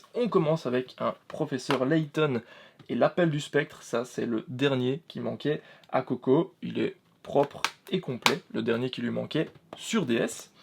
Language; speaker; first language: French; native; French